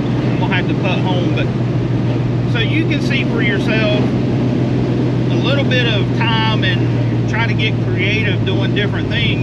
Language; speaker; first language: English; native; English